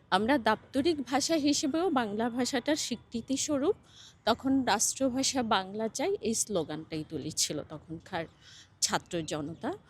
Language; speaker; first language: Bangla; native; Bangla